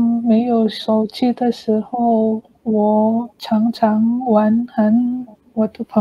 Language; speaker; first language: Chinese; non-native, learner; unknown